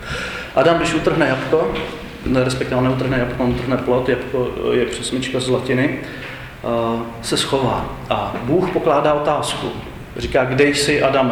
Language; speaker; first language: Czech; native; Czech